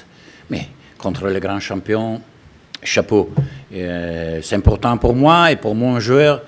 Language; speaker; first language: French; non-native, learner; Italian